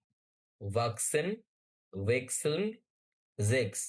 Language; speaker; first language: German; non-native, learner; Bangla